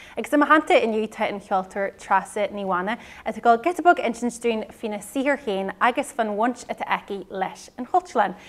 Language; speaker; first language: Irish; non-native, local second language; English